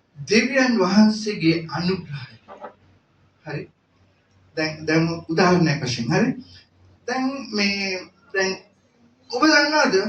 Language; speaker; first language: Sinhala; native; Sinhala